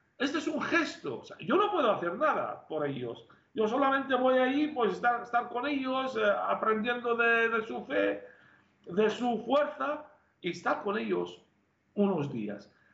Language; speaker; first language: Spanish; non-native, fluent; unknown